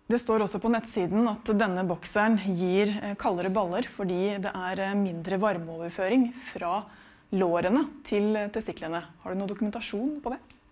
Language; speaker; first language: Norwegian; native; Norwegian